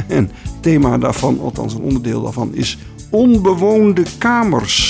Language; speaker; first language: Dutch; native; Dutch